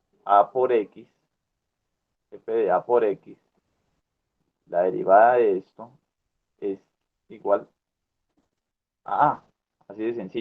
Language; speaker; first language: Spanish; native; Spanish